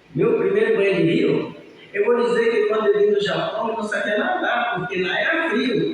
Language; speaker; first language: Portuguese; early bilingual, other home language; Japanese